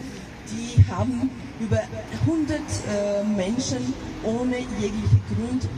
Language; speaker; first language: German; non-native, local second language; Georgian